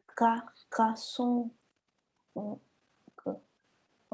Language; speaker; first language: French; non-native, learner; Chinese